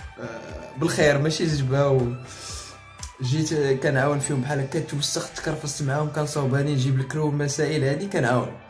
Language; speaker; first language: Arabic; native; Arabic